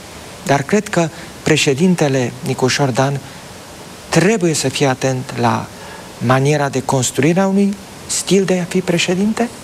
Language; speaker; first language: Romanian; native; Romanian